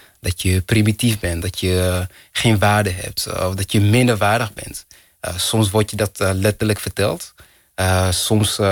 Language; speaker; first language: Dutch; non-native, fluent; Kinyarwanda